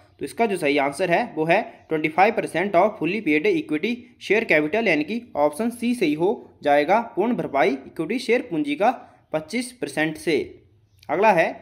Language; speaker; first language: Hindi; native; Hindi